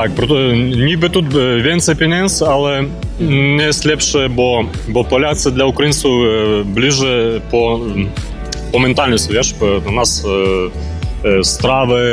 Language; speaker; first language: Polish; non-native, learner; Ukrainian